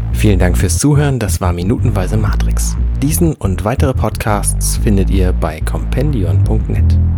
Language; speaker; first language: German; native; German